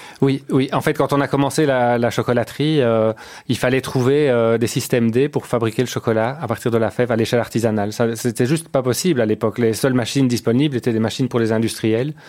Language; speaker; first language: French; native; French